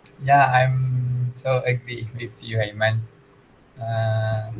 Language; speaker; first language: English; non-native, local second language; Malay